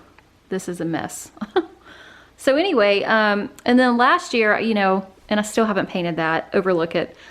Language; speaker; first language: English; native; English